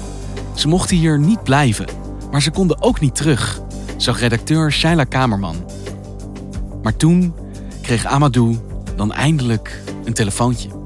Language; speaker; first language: Dutch; native; Dutch